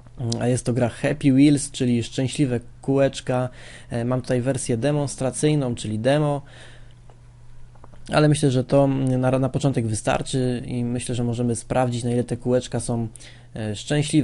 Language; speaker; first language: Polish; native; Polish